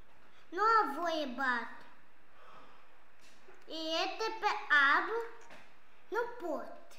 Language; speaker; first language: Romanian; non-native, learner; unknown